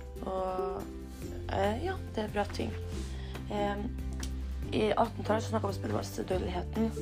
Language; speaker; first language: Norwegian; early bilingual, other home language; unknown